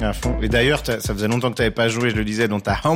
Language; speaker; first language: French; native; French